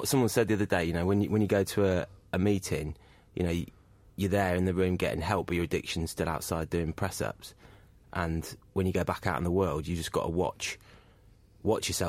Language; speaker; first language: English; native; English